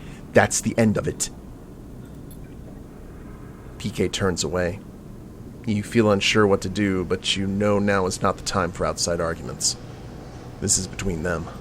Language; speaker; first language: English; native; English